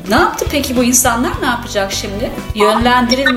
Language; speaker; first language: Turkish; native; Turkish